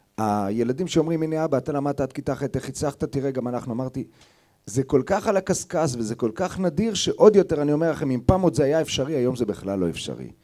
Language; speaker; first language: Hebrew; native; Hebrew